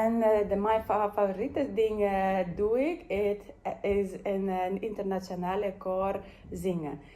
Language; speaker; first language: Dutch; non-native, learner; Yakut